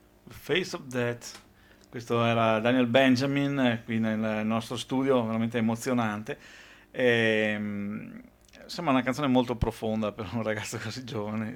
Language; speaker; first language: Italian; native; Italian